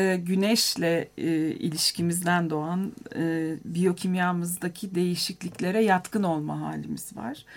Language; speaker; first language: Turkish; native; Turkish